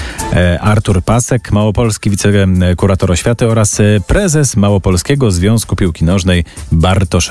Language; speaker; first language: Polish; native; Polish